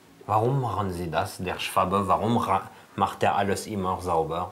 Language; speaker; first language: German; non-native, fluent; French